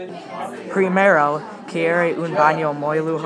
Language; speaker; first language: Spanish; non-native, learner; English